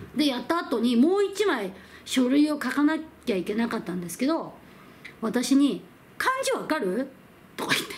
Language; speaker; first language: Japanese; non-native, fluent; Korean